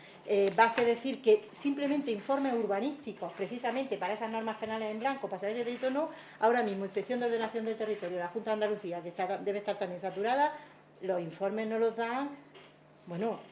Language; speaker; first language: Spanish; native; Spanish